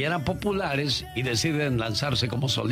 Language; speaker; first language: Spanish; native; Spanish